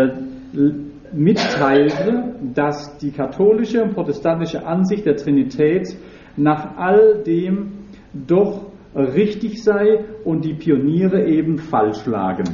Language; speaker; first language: German; native; German